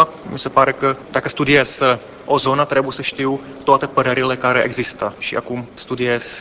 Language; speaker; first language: Romanian; non-native, fluent; Czech